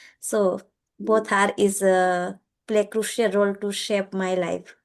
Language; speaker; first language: English; non-native, learner; Gujarati